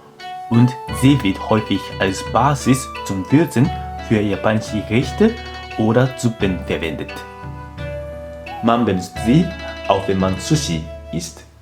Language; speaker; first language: German; non-native, fluent; Japanese